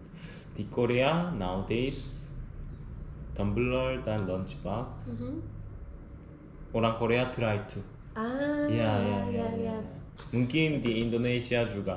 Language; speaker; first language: Indonesian; non-native, learner; Korean